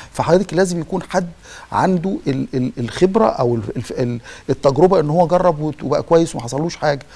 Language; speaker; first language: Arabic; native; Arabic